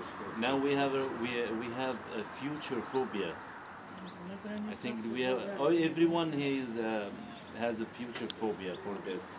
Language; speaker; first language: English; non-native, learner; Arabic